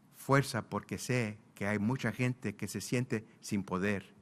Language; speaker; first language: Spanish; early bilingual, heritage; Spanish